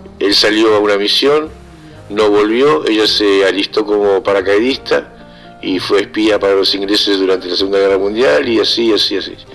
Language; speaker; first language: Spanish; native; Spanish